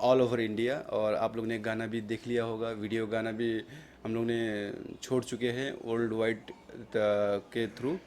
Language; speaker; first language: Hindi; non-native, fluent; Nepali